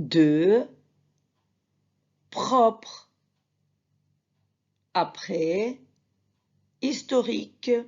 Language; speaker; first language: French; non-native, fluent; Arabic